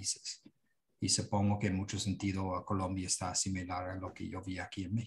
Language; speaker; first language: Spanish; non-native, fluent; English